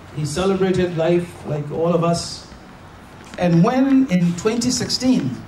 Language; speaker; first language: English; non-native, local second language; Akan